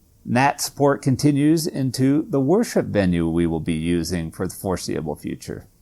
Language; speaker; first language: English; native; English